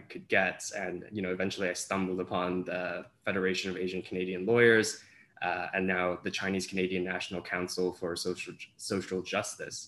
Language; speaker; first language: English; non-native, local second language; Cantonese